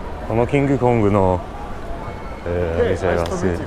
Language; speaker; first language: Japanese; non-native, learner; English